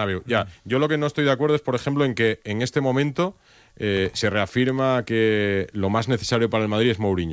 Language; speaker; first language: Spanish; native; Spanish